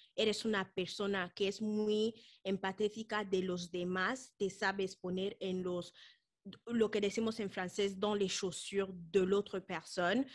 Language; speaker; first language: Spanish; non-native, local second language; Fang